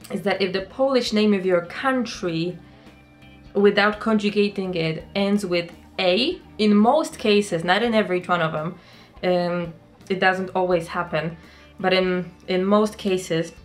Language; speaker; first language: English; non-native, fluent; Polish